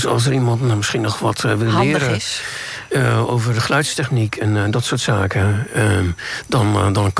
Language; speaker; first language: Dutch; native; Dutch